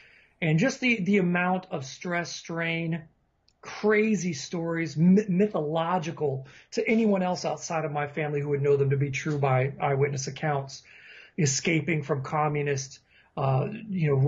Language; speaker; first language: English; native; English